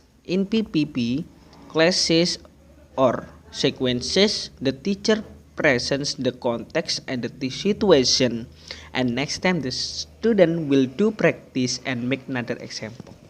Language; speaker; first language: English; non-native, learner; Indonesian